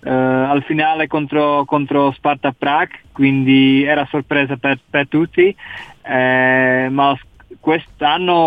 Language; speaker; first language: Italian; non-native, learner; Czech